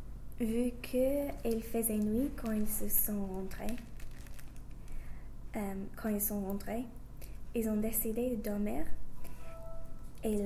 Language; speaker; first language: French; non-native, fluent; English